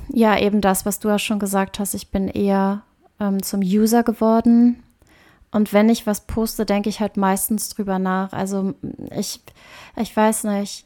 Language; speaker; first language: German; native; German